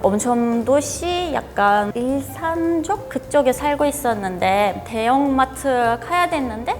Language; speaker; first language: Korean; non-native, fluent; Turkish